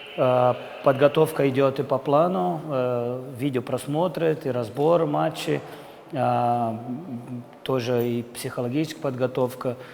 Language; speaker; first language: Russian; non-native, fluent; Portuguese